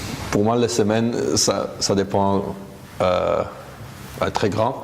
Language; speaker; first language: French; non-native, local second language; Dutch